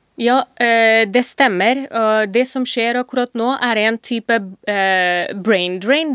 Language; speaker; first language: Norwegian; non-native, fluent; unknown